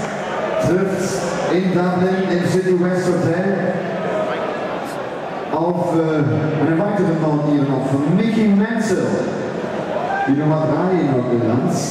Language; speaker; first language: German; native; German